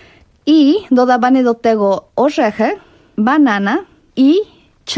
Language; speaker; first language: Polish; non-native, fluent; Spanish